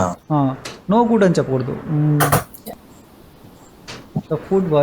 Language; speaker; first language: Telugu; native; Telugu